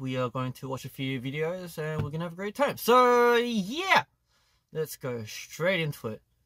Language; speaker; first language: English; early bilingual, other home language; Korean